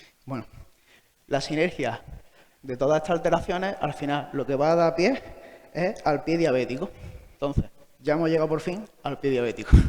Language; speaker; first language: Spanish; native; Spanish